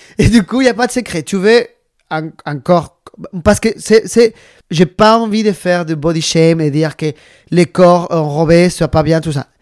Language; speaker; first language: French; non-native, fluent; Spanish